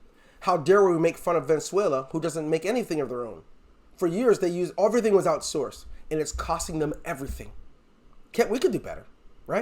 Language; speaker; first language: English; native; English